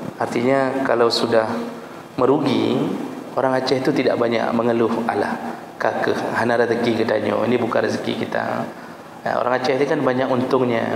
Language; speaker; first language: Malay; non-native, local second language; Achinese